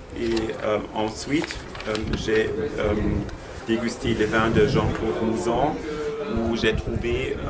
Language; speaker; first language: French; non-native, fluent; German